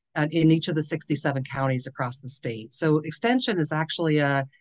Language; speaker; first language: English; native; English